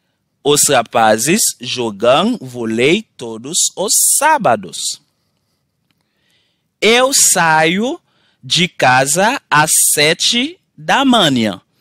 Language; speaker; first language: Portuguese; non-native, fluent; Haitian Creole